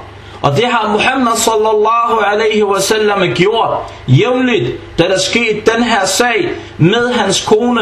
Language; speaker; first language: Danish; early bilingual, other home language; Arabic